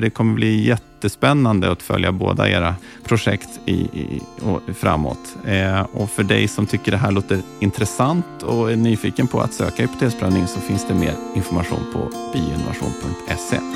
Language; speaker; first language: Swedish; native; Swedish